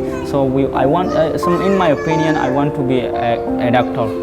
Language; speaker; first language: English; non-native, learner; Rohingya